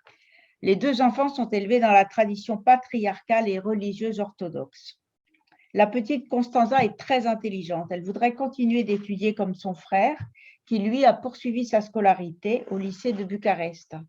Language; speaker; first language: French; native; French